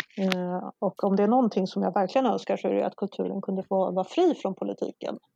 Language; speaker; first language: Swedish; non-native, local second language; Polish